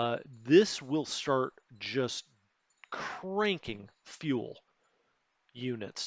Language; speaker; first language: English; native; English